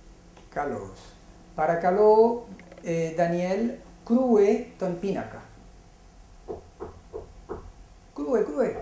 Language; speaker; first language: Greek; non-native, fluent; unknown